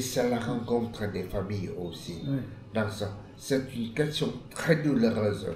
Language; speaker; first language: French; non-native, fluent; Vietnamese